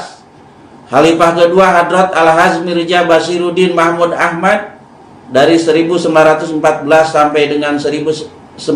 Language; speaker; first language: Indonesian; native; Indonesian